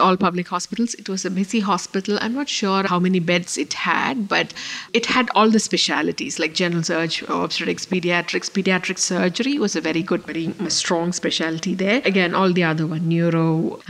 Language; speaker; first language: English; non-native, local second language; Malayalam